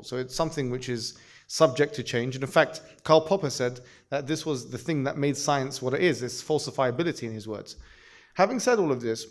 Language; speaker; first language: English; native; English